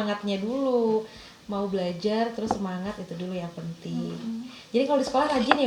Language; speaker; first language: Indonesian; native; Indonesian